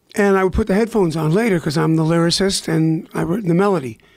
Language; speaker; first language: English; native; English